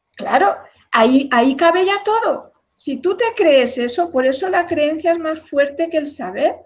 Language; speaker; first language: Spanish; native; Spanish